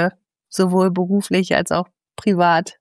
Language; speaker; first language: German; native; German